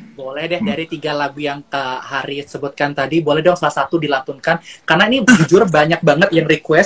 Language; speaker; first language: Indonesian; native; Indonesian